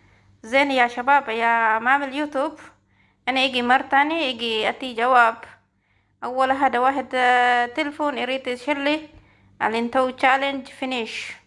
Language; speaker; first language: Arabic; non-native, learner; Oromo